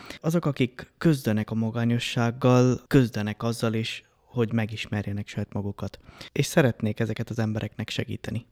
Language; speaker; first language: Hungarian; non-native, fluent; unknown